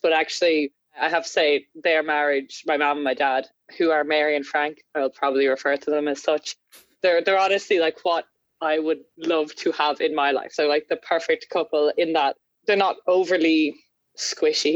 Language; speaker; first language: English; native; English